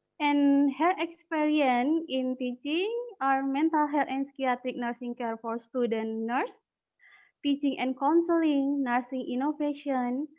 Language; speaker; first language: English; non-native, learner; Indonesian